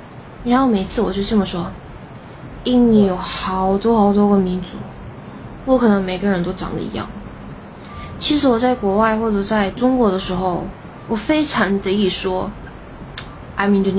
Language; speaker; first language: Chinese; non-native, fluent; Indonesian